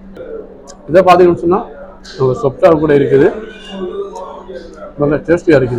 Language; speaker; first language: Tamil; native; Tamil